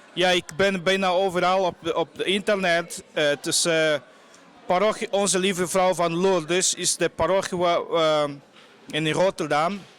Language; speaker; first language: Dutch; non-native, fluent; Portuguese